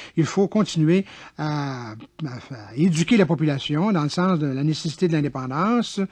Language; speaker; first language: French; native; French